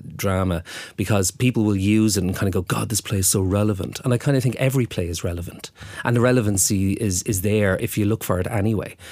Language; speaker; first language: English; native; English